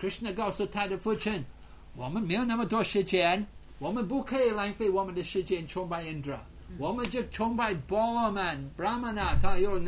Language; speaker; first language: Chinese; non-native, fluent; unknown